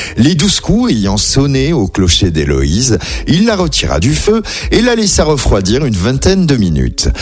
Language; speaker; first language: French; native; French